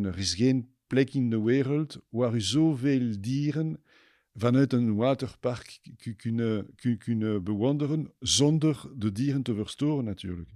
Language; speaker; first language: Dutch; non-native, fluent; French